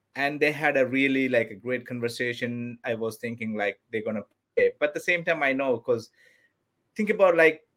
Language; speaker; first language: English; non-native, local second language; Tamil